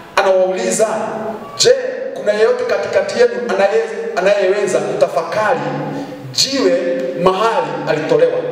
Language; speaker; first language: Swahili; non-native, local second language; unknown